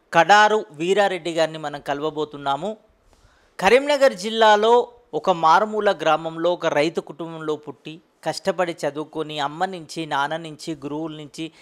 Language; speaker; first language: Telugu; native; Telugu